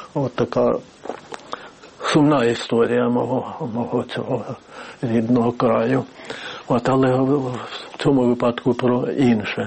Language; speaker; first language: Ukrainian; native; Ukrainian